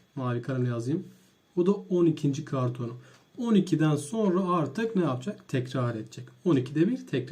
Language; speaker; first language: Turkish; native; Turkish